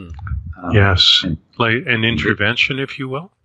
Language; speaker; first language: English; native; English